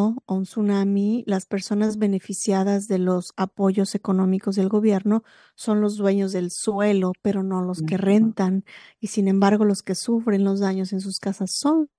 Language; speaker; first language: Spanish; native; Spanish